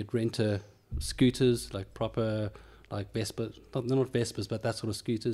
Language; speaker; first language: English; native; English